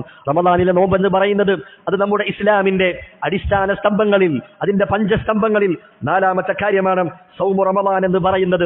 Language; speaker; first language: Malayalam; native; Malayalam